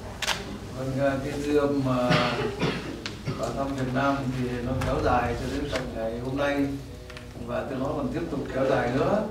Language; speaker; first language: Vietnamese; native; Vietnamese